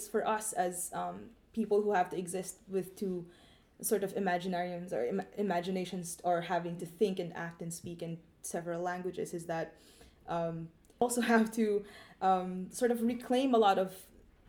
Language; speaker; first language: English; non-native, local second language; Filipino